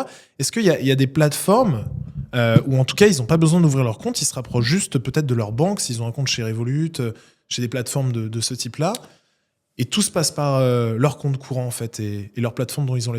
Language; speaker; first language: French; native; French